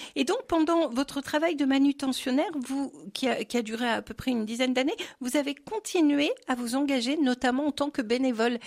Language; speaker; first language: French; native; French